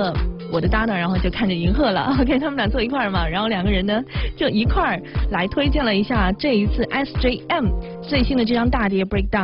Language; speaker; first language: Chinese; native; Chinese